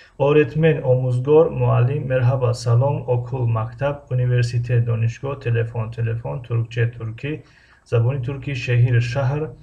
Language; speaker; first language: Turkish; non-native, fluent; Tajik